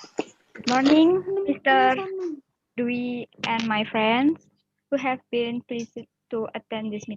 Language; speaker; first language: English; non-native, learner; Indonesian